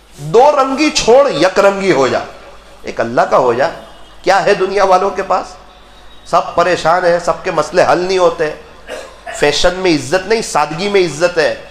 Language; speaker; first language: Urdu; non-native, local second language; Gujarati